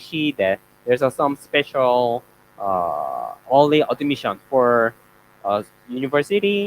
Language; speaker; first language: English; non-native, learner; Korean